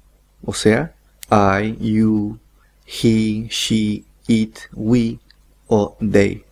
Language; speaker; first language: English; non-native, fluent; Spanish